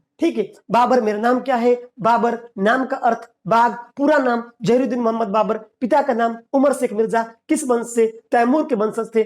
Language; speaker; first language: Hindi; native; Hindi